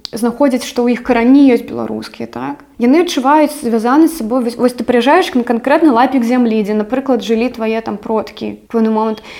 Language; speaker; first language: Belarusian; non-native, local second language; Russian